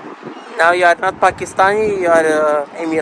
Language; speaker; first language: English; non-native, learner; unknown